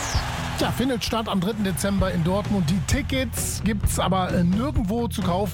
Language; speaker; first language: German; native; German